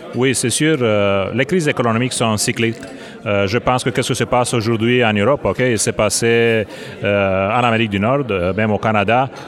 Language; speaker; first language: French; non-native, fluent; Romanian